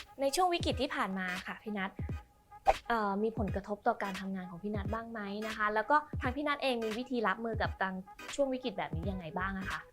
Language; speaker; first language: Thai; native; Thai